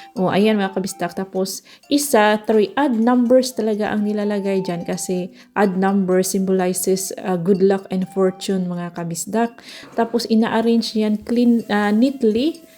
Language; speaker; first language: Filipino; non-native, local second language; Cebuano